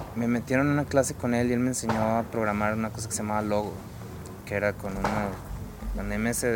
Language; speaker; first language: Spanish; native; Spanish